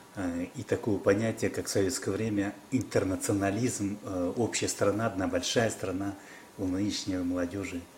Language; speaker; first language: Russian; non-native, local second language; Kyrgyz